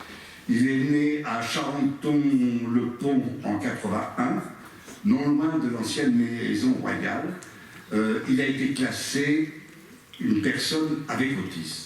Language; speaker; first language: French; native; French